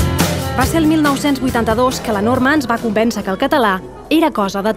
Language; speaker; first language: Catalan; native; Catalan